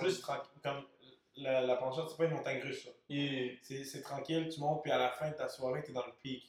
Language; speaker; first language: French; early bilingual, other home language; Spanish